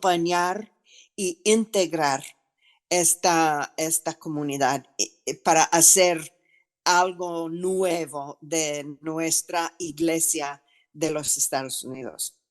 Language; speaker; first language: Spanish; non-native, fluent; English